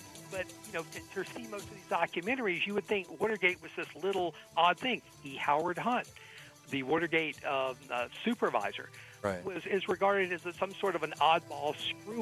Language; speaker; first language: English; native; English